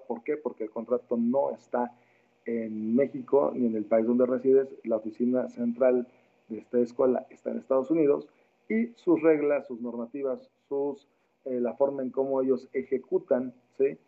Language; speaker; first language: Spanish; native; Spanish